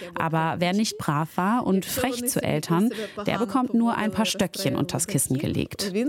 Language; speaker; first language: German; early bilingual, other home language; Ukrainian